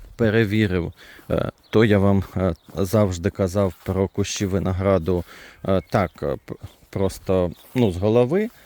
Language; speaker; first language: Ukrainian; non-native, local second language; Russian